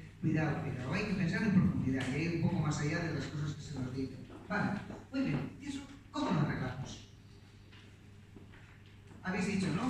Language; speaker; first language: Spanish; native; Spanish